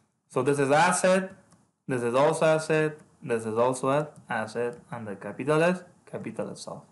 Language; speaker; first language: English; non-native, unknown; Persian